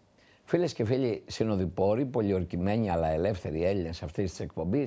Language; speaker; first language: Greek; native; Greek